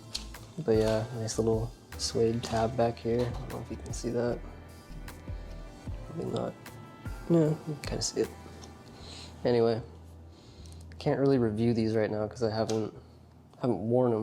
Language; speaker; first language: English; native; English